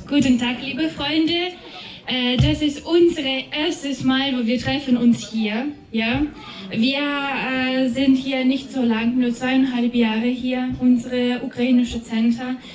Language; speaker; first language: German; non-native, learner; Ukrainian